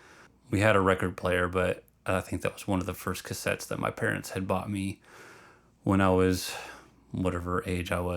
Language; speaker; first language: English; native; English